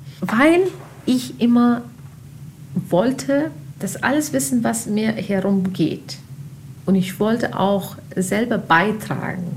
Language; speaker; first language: German; non-native, fluent; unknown